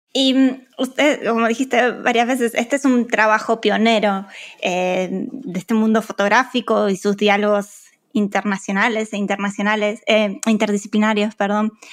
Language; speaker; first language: Spanish; native; Spanish